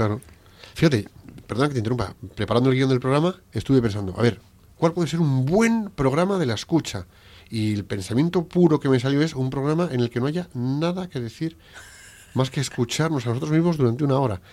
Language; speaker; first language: Spanish; native; Spanish